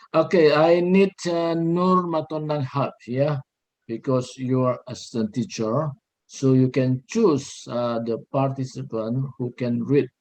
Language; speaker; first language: English; non-native, learner; Indonesian